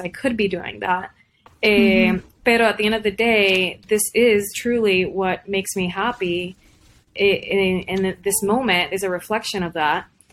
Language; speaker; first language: English; non-native, local second language; Spanish